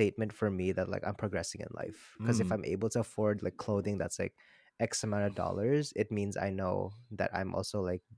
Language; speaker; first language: English; non-native, local second language; Filipino